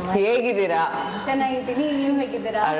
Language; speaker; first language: Kannada; non-native, learner; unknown